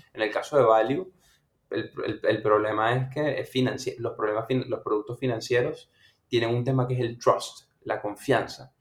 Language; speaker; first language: Spanish; native; Spanish